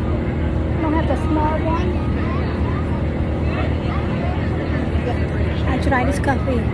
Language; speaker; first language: English; non-native, learner; Khmer